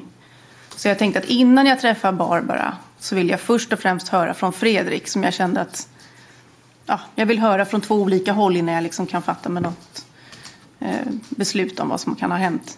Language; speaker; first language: Swedish; native; Swedish